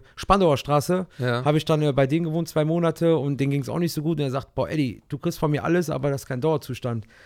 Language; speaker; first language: German; native; German